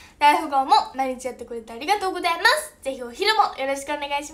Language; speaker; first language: Japanese; native; Japanese